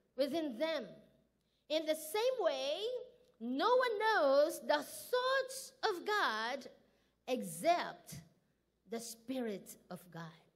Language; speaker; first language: English; non-native, local second language; Filipino